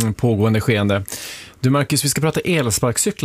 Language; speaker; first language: Swedish; native; Swedish